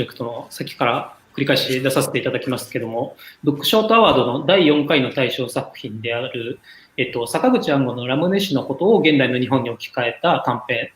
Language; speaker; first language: Japanese; native; Japanese